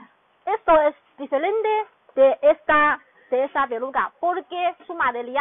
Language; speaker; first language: Spanish; non-native, learner; Chinese